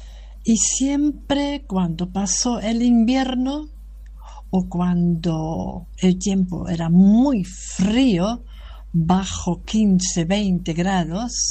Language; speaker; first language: Spanish; non-native, fluent; German